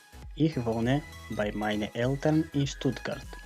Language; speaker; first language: German; non-native, fluent; Macedonian